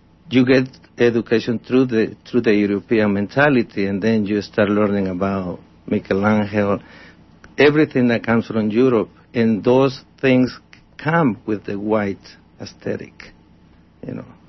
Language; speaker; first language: English; non-native, fluent; Spanish